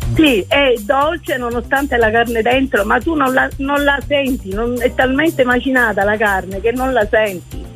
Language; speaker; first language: Italian; native; Italian